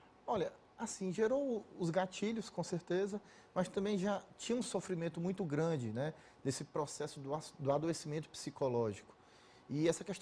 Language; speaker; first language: Portuguese; native; Portuguese